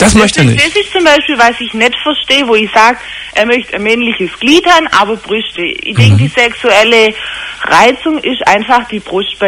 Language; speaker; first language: German; native; German